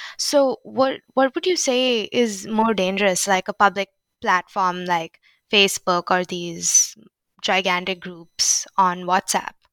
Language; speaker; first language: English; non-native, local second language; Hindi